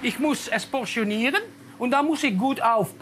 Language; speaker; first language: German; non-native, learner; Dutch